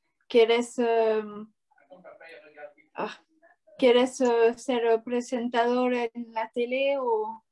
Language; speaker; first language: Spanish; non-native, fluent; French